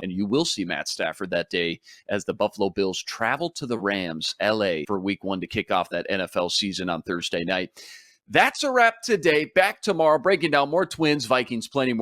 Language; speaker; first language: English; native; English